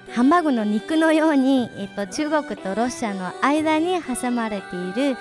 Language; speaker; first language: Japanese; early bilingual, other home language; Mongolian